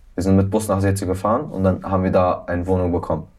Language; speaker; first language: German; early bilingual, other home language; Arabic